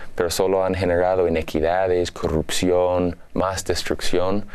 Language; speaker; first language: Spanish; non-native, fluent; English